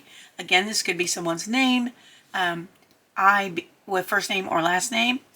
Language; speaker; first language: English; native; English